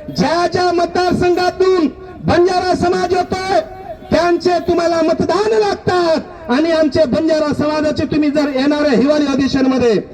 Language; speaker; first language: Marathi; non-native, local second language; Lambadi